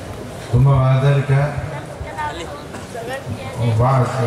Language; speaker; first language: Arabic; non-native, fluent; Indonesian